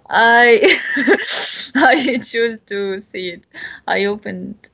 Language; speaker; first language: English; non-native, learner; Bashkir